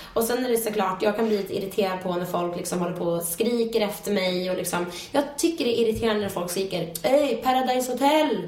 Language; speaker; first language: Swedish; native; Swedish